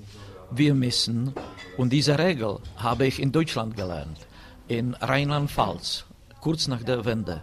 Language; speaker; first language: German; non-native, fluent; Czech